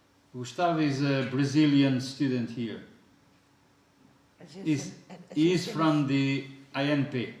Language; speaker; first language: English; non-native, fluent; Portuguese